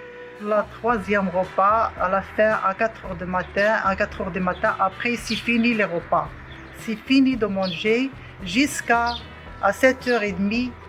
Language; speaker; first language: French; non-native, local second language; Arabic